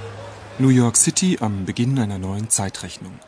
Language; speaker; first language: German; native; German